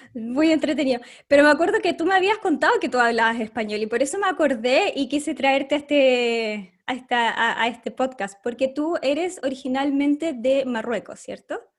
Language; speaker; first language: Spanish; native; Spanish